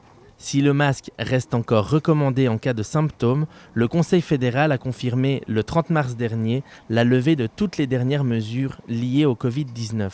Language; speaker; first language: French; native; French